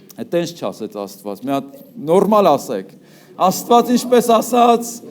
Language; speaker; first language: Armenian; native; Armenian